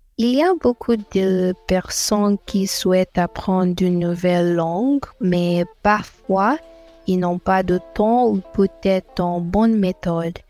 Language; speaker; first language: French; non-native, fluent; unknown